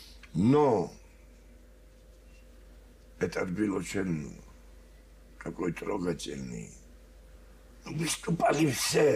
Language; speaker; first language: Russian; non-native, learner; Georgian